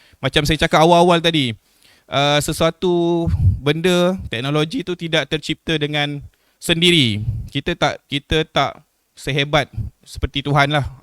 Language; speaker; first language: Malay; native; Malay